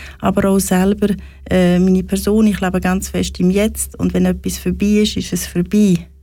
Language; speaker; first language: German; native; German